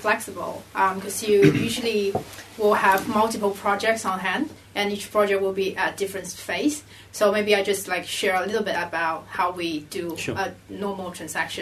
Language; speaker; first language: English; non-native, local second language; Cantonese